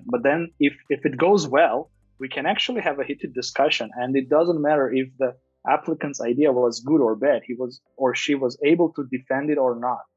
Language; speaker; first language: English; non-native, fluent; Armenian